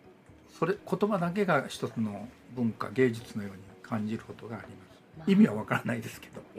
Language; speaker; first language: Japanese; native; Japanese